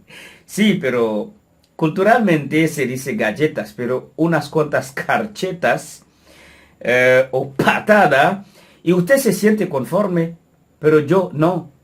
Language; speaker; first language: Spanish; non-native, fluent; Haitian Creole